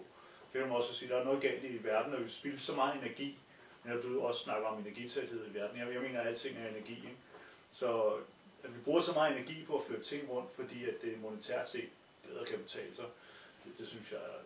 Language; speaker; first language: Danish; native; Danish